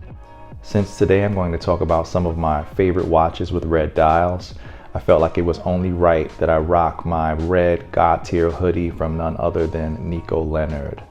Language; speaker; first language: English; native; English